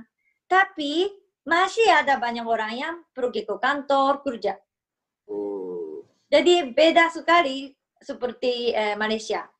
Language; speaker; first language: Indonesian; non-native, fluent; Japanese